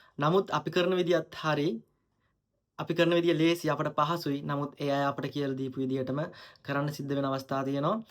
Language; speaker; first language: Sinhala; native; Sinhala